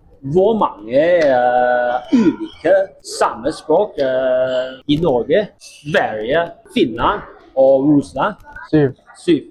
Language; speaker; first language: Norwegian; non-native, learner; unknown